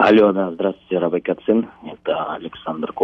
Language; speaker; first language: Russian; early bilingual, heritage; Russian